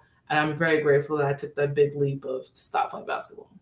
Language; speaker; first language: English; native; English